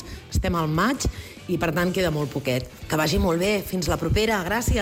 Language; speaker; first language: Catalan; native; Catalan